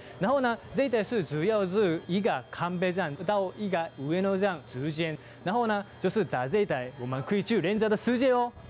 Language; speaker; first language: Chinese; non-native, fluent; Japanese